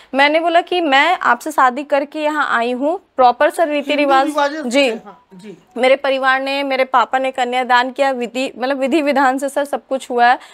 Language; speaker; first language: Hindi; native; Hindi